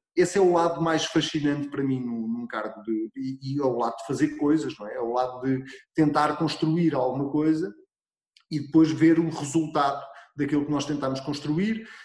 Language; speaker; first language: Portuguese; native; Portuguese